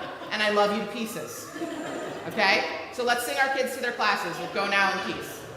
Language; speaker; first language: English; native; English